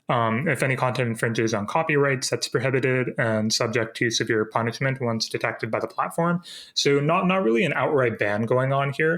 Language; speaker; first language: English; native; English